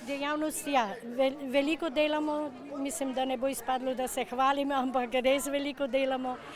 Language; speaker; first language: Slovenian; native; Slovenian